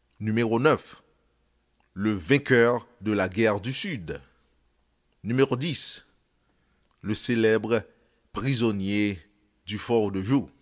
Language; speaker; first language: French; non-native, local second language; Haitian Creole